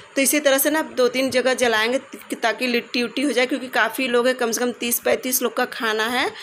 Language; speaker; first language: Hindi; native; Hindi